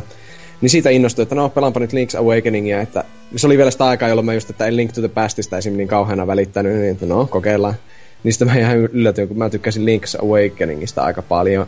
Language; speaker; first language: Finnish; native; Finnish